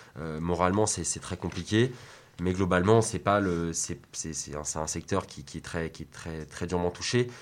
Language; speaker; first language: French; native; French